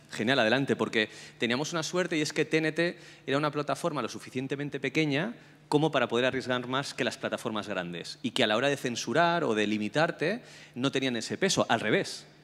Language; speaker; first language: Spanish; native; Spanish